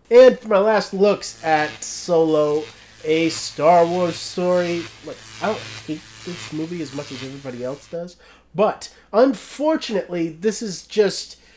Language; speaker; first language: English; native; English